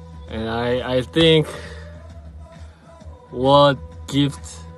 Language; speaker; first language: English; non-native, learner; Korean